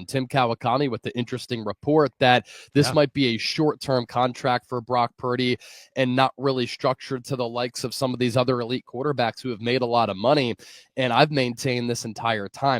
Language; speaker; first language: English; native; English